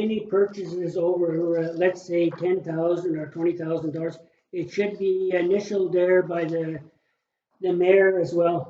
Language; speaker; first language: English; native; English